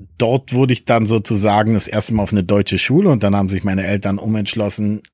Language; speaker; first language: German; early bilingual, other home language; Spanish